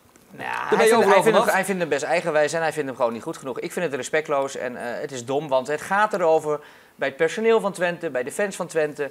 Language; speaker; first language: Dutch; native; Dutch